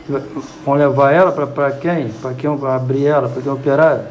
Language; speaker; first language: Portuguese; native; Portuguese